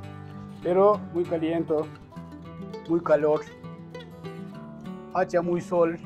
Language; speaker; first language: Spanish; non-native, learner; Turkish